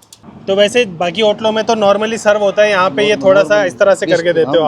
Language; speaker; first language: Hindi; native; Hindi